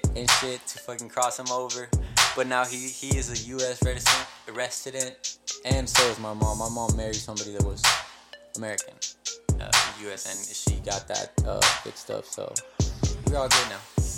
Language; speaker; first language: English; early bilingual, other home language; Spanish